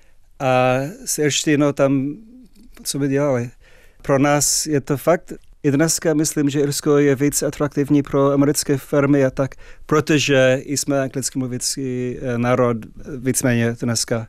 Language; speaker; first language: Czech; non-native, fluent; English